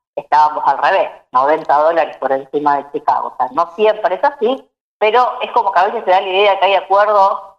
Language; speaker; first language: Spanish; native; Spanish